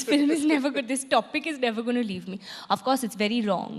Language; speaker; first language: English; non-native, local second language; Hindi